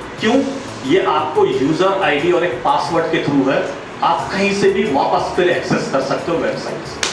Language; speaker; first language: Hindi; native; Hindi